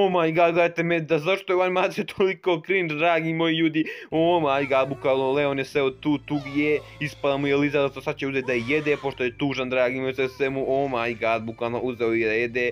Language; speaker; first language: Serbian; native; Serbian